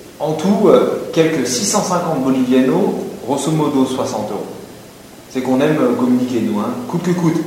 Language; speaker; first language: French; native; French